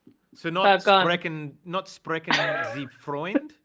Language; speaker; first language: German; non-native, learner; English